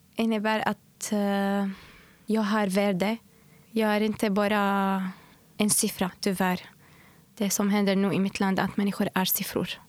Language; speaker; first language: Swedish; non-native, fluent; Arabic